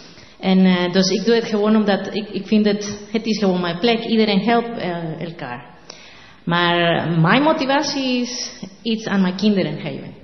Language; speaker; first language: Dutch; non-native, learner; Spanish